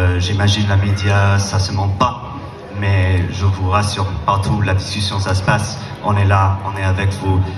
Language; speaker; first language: French; non-native, fluent; English